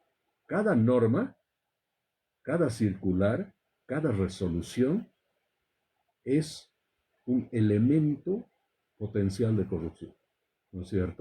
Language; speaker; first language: Spanish; native; Spanish